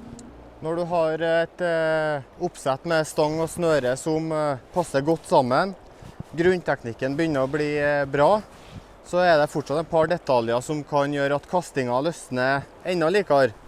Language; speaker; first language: Norwegian; native; Norwegian